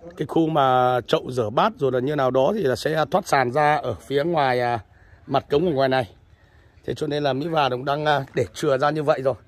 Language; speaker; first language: Vietnamese; non-native, local second language; Hmong